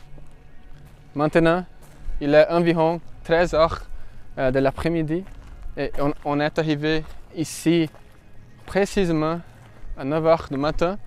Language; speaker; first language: French; non-native, fluent; Portuguese